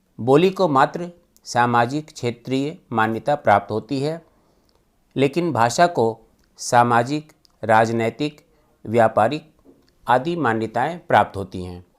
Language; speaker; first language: Hindi; native; Hindi